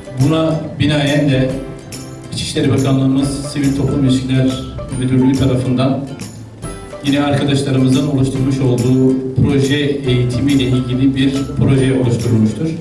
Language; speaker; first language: Turkish; native; Turkish